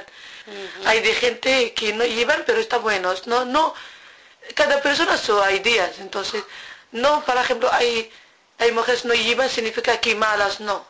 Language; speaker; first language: Spanish; non-native, learner; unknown